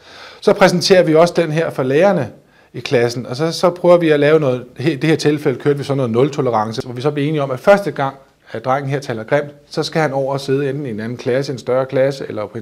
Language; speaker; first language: Danish; native; Danish